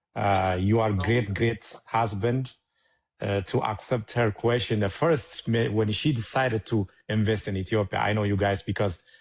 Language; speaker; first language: English; non-native, learner; Amharic